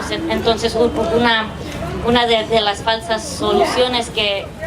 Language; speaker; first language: Spanish; early bilingual, heritage; English